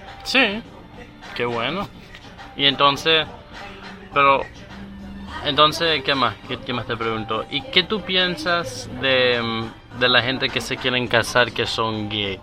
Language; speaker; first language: Spanish; early bilingual, heritage; Spanish